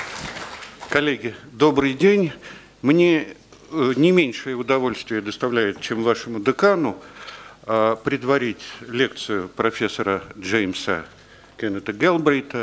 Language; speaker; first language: Russian; native; Russian